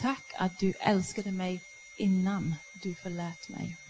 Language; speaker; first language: Swedish; non-native, fluent; English